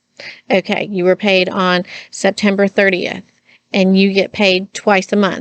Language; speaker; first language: English; native; English